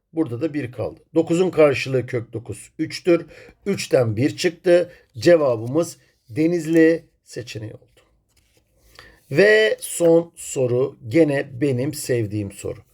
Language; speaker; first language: Turkish; native; Turkish